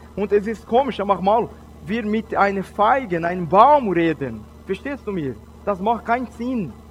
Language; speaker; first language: German; non-native, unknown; Portuguese